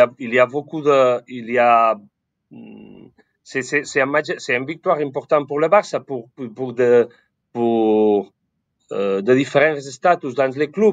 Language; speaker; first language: French; non-native, fluent; Spanish